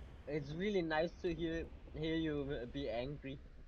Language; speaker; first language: English; non-native, fluent; German